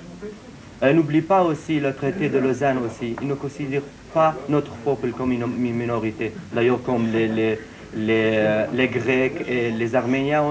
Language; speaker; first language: French; non-native, fluent; Syriac